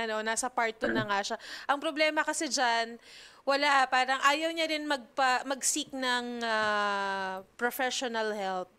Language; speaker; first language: Filipino; native; Filipino